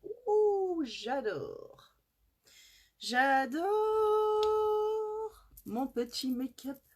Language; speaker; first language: French; native; French